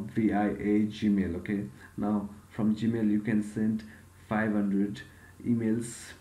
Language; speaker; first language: English; non-native, local second language; Nepali